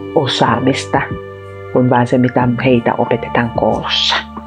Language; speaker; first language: Finnish; non-native, fluent; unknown